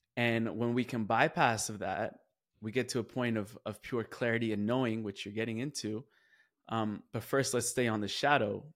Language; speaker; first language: English; native; English